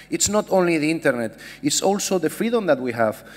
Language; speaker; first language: English; non-native, fluent; Spanish